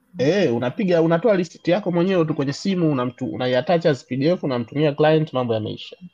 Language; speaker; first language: Swahili; native; Swahili